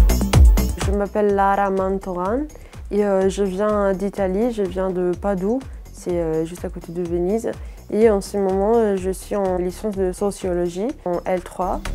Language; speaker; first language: French; non-native, fluent; Italian